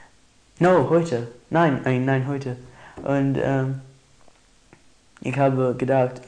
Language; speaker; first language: German; non-native, learner; English